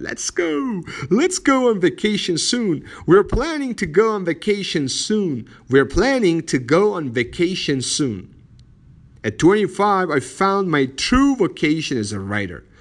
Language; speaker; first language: English; non-native, fluent; Persian